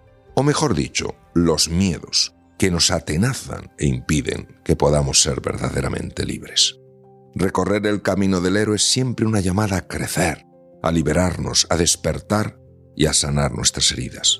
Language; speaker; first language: Spanish; native; Spanish